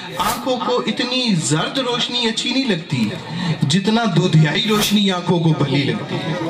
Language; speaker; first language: Urdu; non-native, local second language; Punjabi